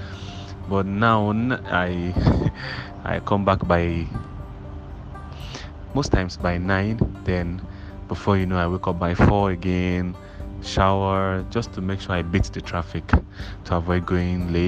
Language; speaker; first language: English; non-native, local second language; Igbo